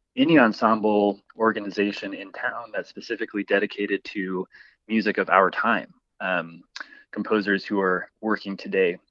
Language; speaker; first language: English; native; English